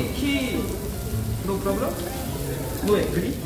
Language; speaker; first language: English; non-native, learner; Korean